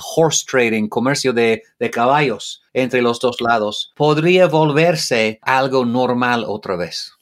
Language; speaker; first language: Spanish; non-native, fluent; English